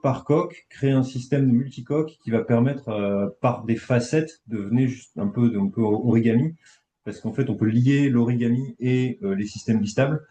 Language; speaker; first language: French; native; French